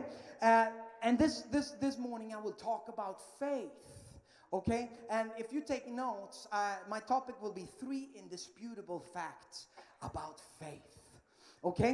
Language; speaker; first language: English; non-native, fluent; Swedish